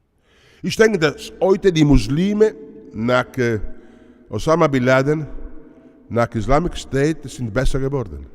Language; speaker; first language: German; non-native, learner; Italian